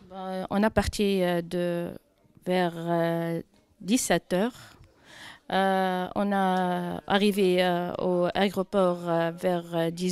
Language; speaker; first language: French; non-native, local second language; Arabic